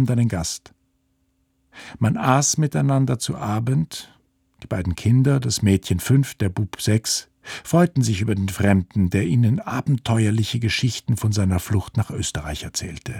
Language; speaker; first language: German; native; German